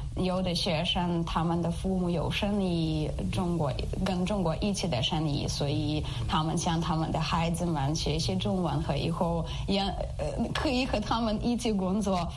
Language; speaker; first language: Chinese; non-native, learner; Ukrainian